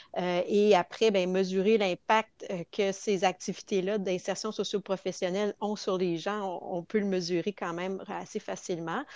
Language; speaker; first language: French; native; French